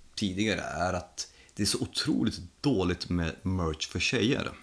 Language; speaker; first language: Swedish; non-native, fluent; Polish